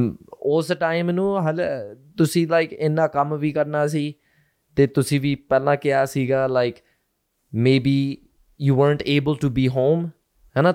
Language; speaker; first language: Punjabi; early bilingual, heritage; Punjabi